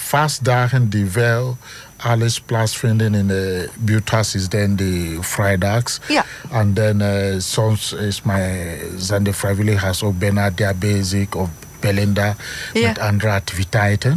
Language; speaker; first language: Dutch; non-native, learner; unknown